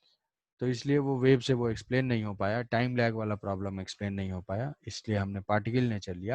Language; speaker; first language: Hindi; native; Hindi